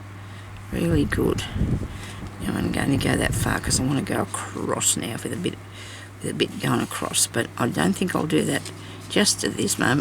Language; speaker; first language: English; native; English